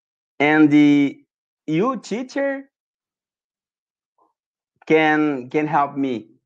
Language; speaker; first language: English; non-native, learner; Portuguese